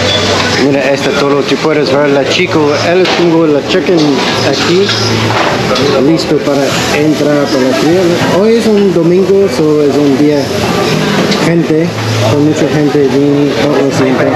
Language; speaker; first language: Spanish; non-native, learner; English